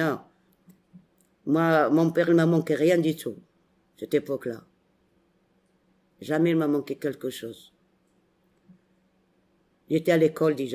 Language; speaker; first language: French; non-native, local second language; Arabic